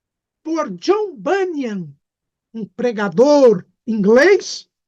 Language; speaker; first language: Portuguese; native; Portuguese